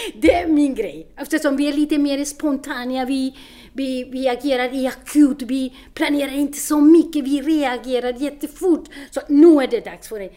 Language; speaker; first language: Swedish; non-native, fluent; Spanish